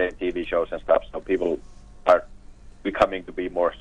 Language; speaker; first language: English; non-native, fluent; Finnish